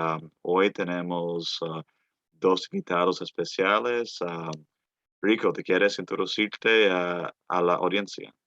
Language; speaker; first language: Spanish; early bilingual, heritage; Spanish